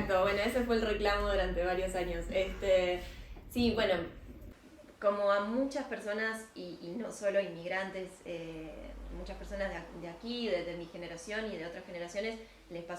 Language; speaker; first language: Spanish; early bilingual, other home language; Ukrainian